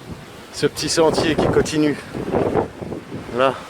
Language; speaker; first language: French; native; French